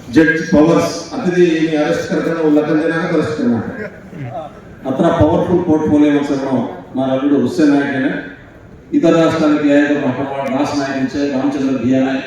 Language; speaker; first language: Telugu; non-native, local second language; Lambadi